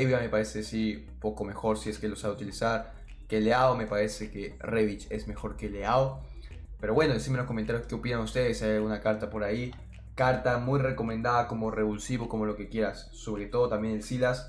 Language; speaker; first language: Spanish; native; Spanish